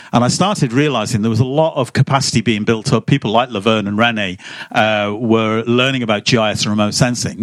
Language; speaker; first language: English; native; English